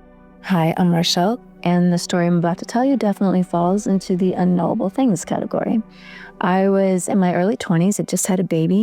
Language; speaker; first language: English; native; English